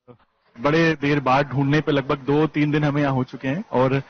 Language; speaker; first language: Hindi; native; Hindi